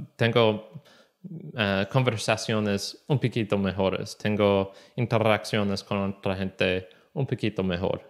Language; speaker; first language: Spanish; non-native, learner; English